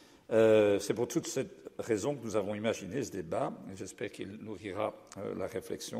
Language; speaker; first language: French; native; French